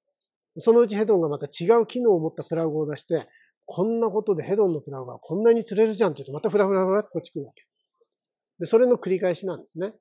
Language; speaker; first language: Japanese; native; Japanese